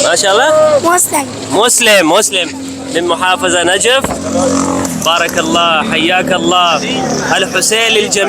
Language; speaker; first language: Arabic; non-native, learner; Urdu